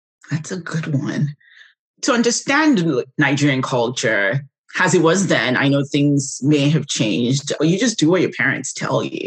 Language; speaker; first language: English; non-native, local second language; Yoruba